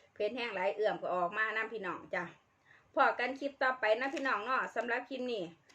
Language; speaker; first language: Thai; native; Thai